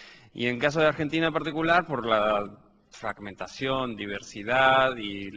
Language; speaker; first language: Spanish; native; Spanish